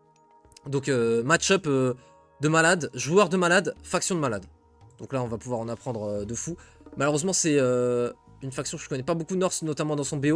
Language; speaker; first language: French; native; French